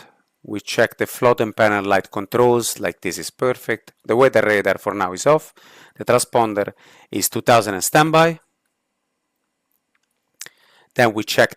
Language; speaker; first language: English; non-native, fluent; Italian